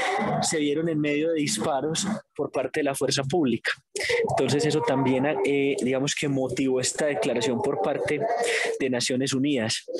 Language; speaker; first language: Spanish; native; Spanish